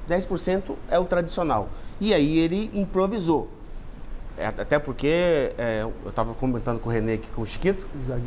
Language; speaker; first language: Portuguese; native; Portuguese